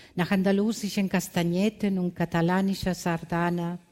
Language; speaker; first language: German; non-native, fluent; Spanish